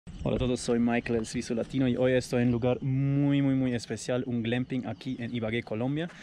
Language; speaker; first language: Spanish; non-native, fluent; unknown